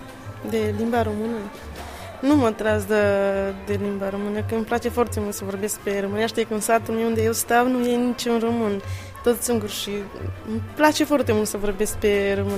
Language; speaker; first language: Romanian; non-native, local second language; Romany